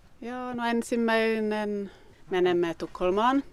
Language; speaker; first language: Finnish; non-native, local second language; Swedish